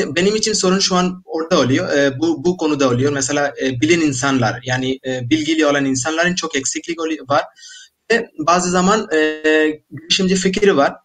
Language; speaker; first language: Turkish; non-native, learner; Bangla